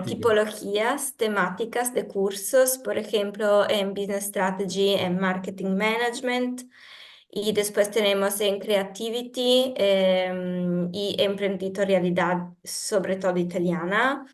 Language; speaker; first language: Spanish; non-native, fluent; Italian